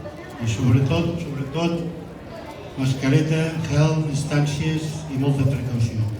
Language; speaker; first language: Catalan; native; Catalan